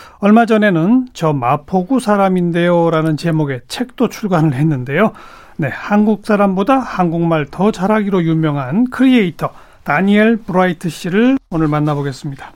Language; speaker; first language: Korean; native; Korean